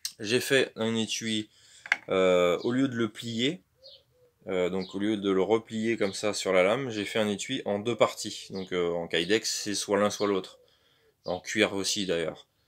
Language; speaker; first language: French; native; French